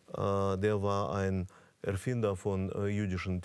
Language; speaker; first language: German; non-native, fluent; Russian